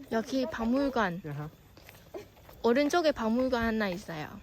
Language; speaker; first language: Korean; non-native, learner; Vietnamese